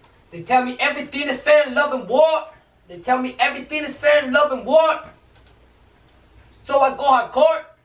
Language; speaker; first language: English; early bilingual, other home language; Spanish